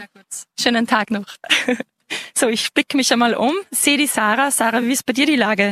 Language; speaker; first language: German; native; German